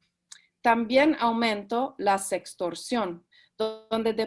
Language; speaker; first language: Spanish; early bilingual, heritage; Spanish